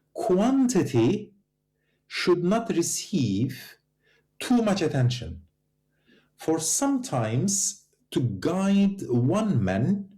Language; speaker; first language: English; non-native, fluent; Turkish